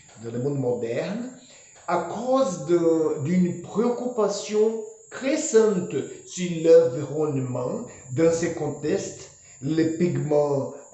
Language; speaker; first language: French; non-native, learner; Portuguese